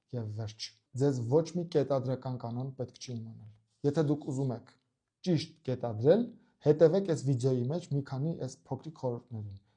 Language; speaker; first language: Armenian; native; Armenian